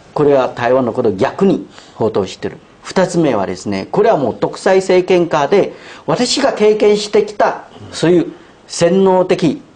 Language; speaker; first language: Japanese; non-native, fluent; Chinese